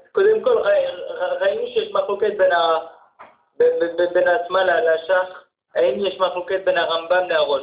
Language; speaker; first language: Hebrew; non-native, fluent; French